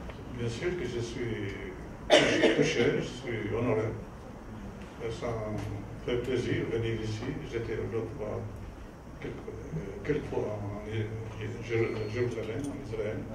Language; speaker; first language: French; non-native, fluent; Albanian